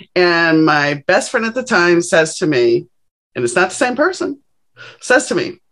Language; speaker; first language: English; native; English